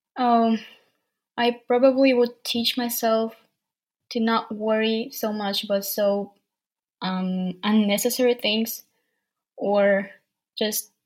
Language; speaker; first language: English; non-native, fluent; Ukrainian